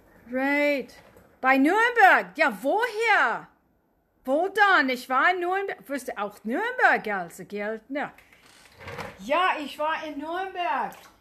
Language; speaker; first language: German; non-native, learner; English